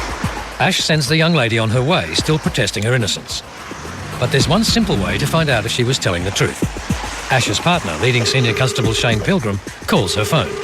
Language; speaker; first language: English; native; English